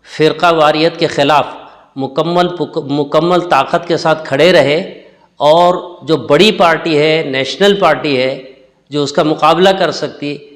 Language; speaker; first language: Urdu; native; Urdu